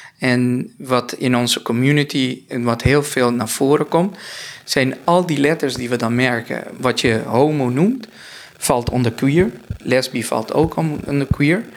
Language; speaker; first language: Dutch; non-native, local second language; Papiamento